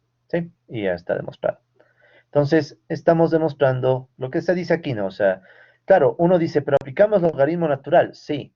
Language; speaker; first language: Spanish; native; Spanish